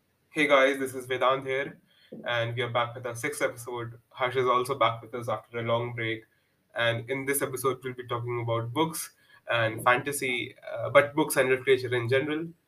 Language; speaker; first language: English; non-native, local second language; Hindi